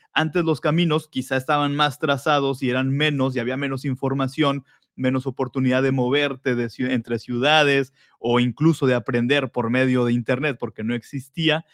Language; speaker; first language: Spanish; native; Spanish